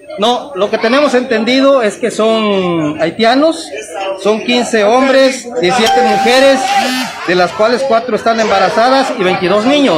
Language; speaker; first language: Spanish; native; Spanish